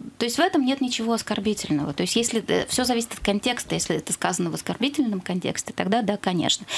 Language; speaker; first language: Russian; native; Russian